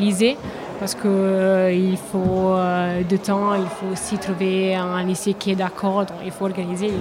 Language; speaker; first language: French; non-native, learner; Italian